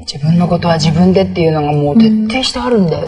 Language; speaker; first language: Japanese; native; Japanese